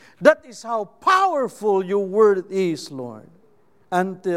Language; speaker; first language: English; non-native, local second language; Cebuano